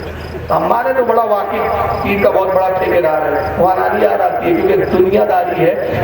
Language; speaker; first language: Urdu; native; Urdu